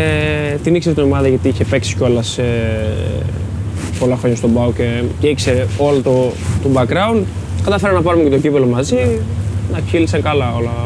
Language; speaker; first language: Greek; native; Greek